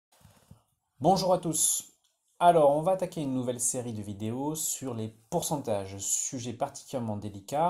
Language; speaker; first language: French; native; French